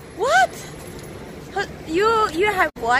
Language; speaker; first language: English; non-native, learner; Korean